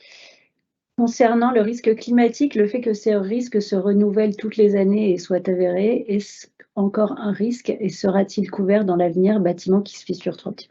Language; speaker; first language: French; native; French